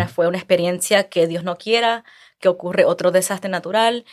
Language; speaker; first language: Spanish; early bilingual, heritage; Spanish